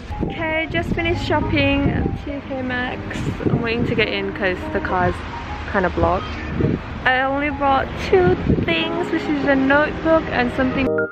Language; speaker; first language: English; early bilingual, other home language; Thai